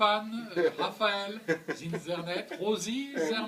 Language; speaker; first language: German; non-native, learner; French